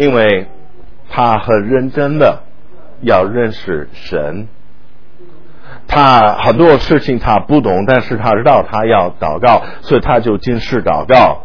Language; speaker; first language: Chinese; non-native, fluent; English